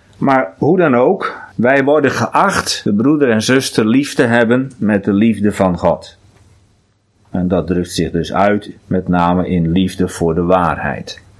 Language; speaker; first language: Dutch; non-native, local second language; Western Frisian